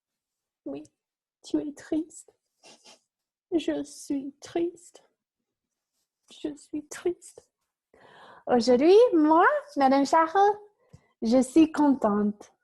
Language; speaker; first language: French; non-native, fluent; English